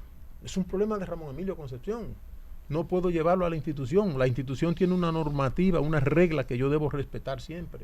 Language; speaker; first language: Spanish; native; Spanish